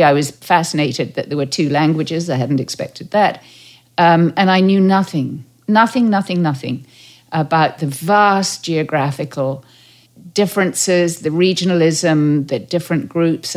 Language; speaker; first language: English; native; English